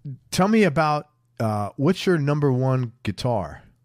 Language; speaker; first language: English; native; English